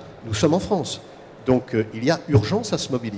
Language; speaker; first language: French; native; French